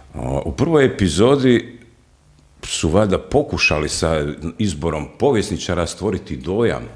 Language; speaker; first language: Croatian; native; Croatian